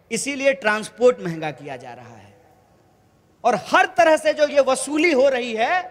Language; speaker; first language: Hindi; native; Hindi